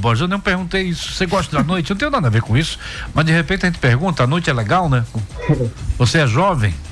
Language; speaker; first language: Portuguese; native; Portuguese